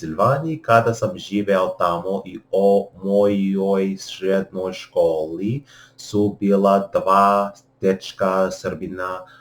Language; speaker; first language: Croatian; non-native, learner; English